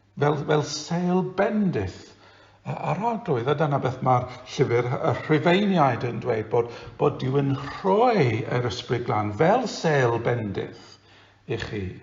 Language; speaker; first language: Welsh; non-native, local second language; English